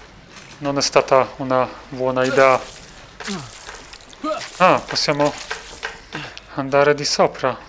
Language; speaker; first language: Italian; non-native, fluent; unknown